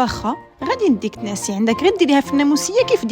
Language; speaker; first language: Arabic; native; Arabic